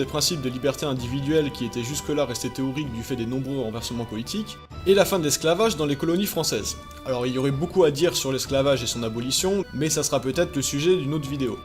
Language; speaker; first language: French; native; French